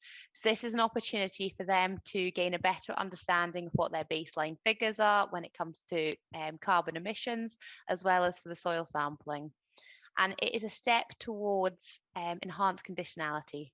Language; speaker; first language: English; native; English